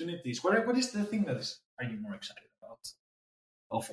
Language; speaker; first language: English; non-native, fluent; Spanish